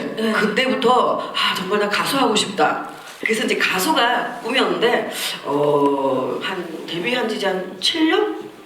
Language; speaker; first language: Korean; native; Korean